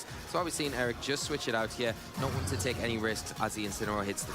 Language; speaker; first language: English; native; English